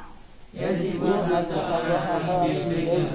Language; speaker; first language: Arabic; non-native, learner; Indonesian